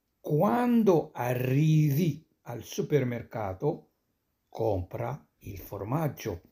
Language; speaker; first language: Italian; non-native, fluent; Arabic